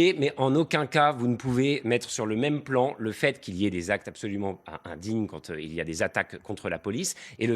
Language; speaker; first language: French; native; French